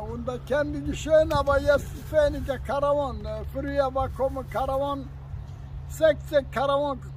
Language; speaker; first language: German; non-native, learner; Turkish